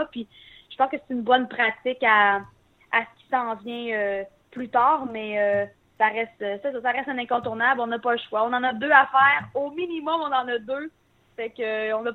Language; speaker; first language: French; native; French